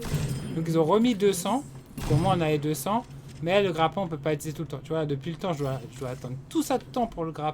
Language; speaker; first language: French; native; French